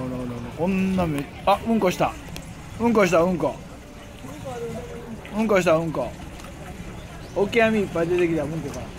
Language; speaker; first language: Japanese; native; Japanese